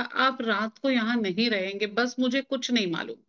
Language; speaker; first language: Hindi; non-native, local second language; Marathi